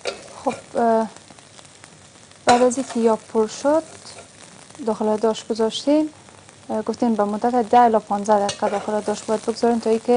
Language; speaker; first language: Persian; native; Persian